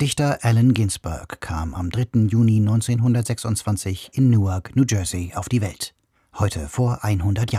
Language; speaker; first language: German; native; German